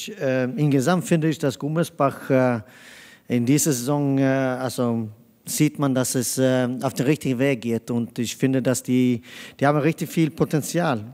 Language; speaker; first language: German; non-native, fluent; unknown